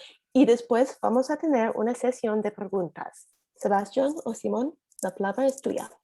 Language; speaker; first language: Spanish; non-native, learner; English